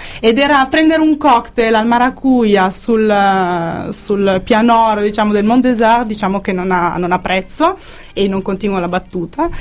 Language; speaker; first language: Italian; native; Italian